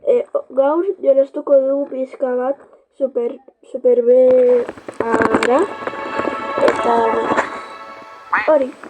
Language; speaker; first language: Basque; non-native, local second language; Spanish